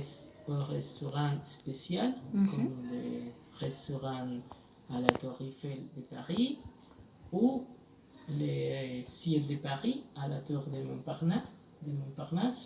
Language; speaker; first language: French; non-native, fluent; Spanish